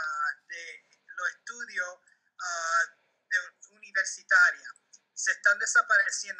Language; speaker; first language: Spanish; early bilingual, heritage; Spanish